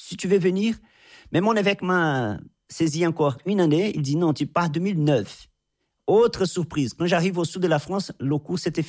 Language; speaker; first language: French; non-native, fluent; Portuguese